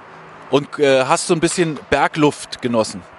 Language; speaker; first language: German; native; German